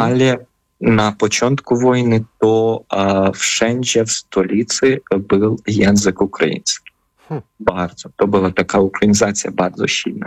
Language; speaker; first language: Polish; non-native, fluent; Ukrainian